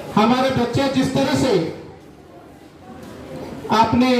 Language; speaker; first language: Hindi; non-native, local second language; Odia